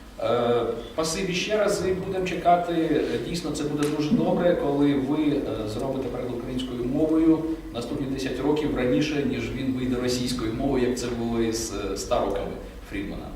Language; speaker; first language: Ukrainian; native; Ukrainian